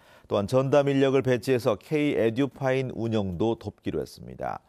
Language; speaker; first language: Korean; native; Korean